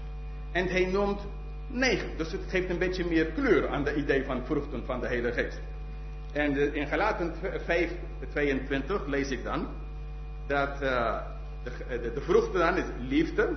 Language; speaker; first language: Dutch; non-native, fluent; English